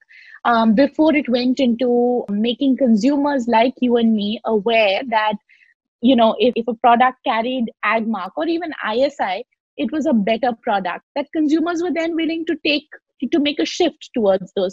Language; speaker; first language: English; non-native, local second language; Hindi